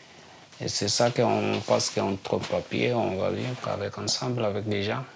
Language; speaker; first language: French; non-native, learner; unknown